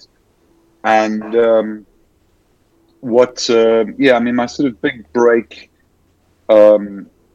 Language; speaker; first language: English; native; English